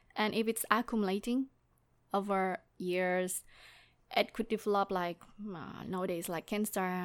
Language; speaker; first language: English; non-native, fluent; Indonesian